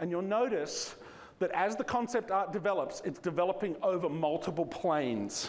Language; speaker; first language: English; native; English